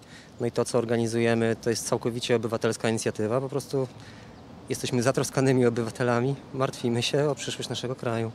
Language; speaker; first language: Polish; native; Polish